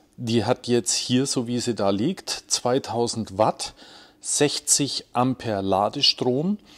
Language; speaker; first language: German; native; German